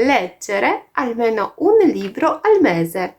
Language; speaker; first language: Italian; non-native, fluent; Polish